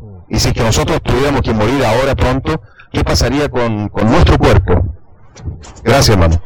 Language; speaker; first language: Spanish; native; Spanish